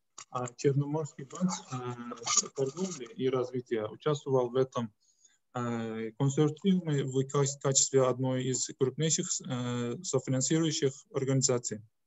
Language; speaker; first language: Russian; non-native, fluent; Turkish